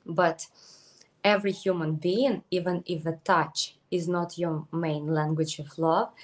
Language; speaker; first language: English; non-native, fluent; Ukrainian